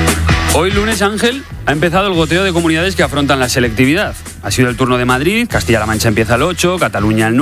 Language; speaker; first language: Spanish; native; Spanish